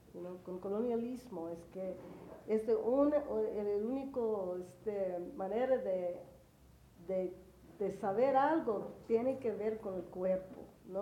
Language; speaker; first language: Spanish; early bilingual, heritage; English